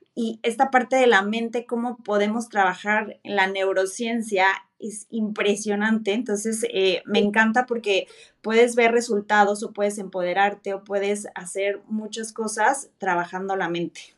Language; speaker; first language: Spanish; native; Spanish